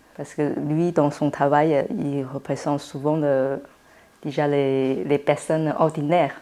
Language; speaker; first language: French; non-native, fluent; Chinese